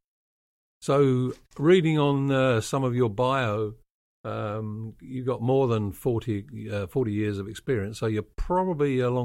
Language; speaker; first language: English; native; English